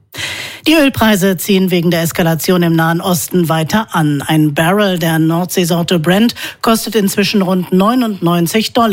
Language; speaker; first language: German; native; German